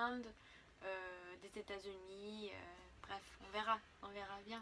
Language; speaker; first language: French; non-native, fluent; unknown